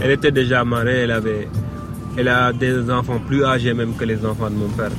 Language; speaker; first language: French; non-native, local second language; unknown